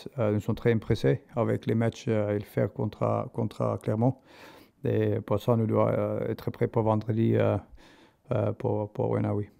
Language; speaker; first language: French; non-native, learner; English